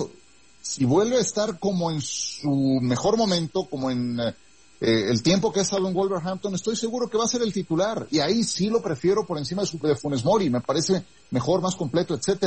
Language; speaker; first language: Spanish; native; Spanish